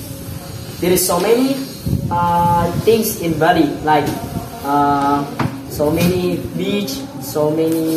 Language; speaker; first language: English; non-native, learner; Indonesian